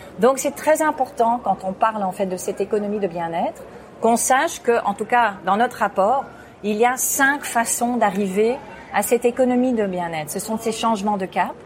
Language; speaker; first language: French; non-native, fluent; English